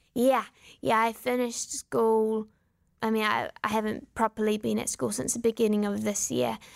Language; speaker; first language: English; native; English